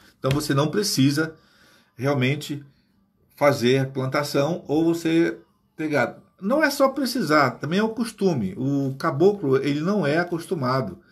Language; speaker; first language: Portuguese; native; Portuguese